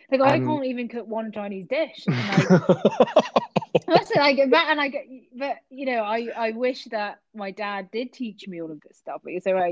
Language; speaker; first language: English; native; English